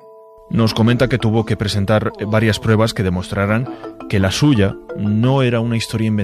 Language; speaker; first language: Spanish; native; Spanish